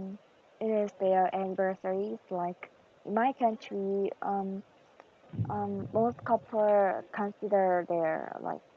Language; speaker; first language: English; non-native, learner; Korean